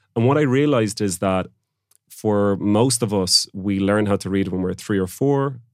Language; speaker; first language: English; native; English